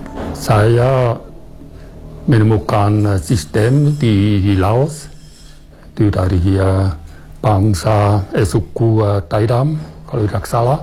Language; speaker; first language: Indonesian; non-native, fluent; German